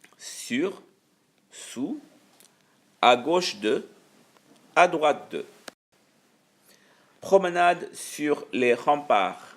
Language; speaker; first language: French; non-native, fluent; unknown